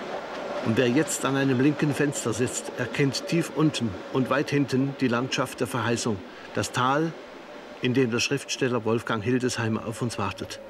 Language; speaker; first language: German; native; German